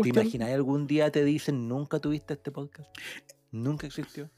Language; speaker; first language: Spanish; native; Spanish